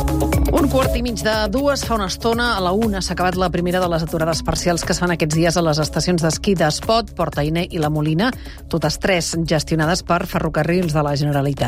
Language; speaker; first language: Catalan; native; Catalan